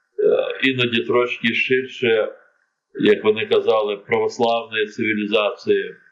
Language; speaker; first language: Ukrainian; non-native, local second language; Crimean Tatar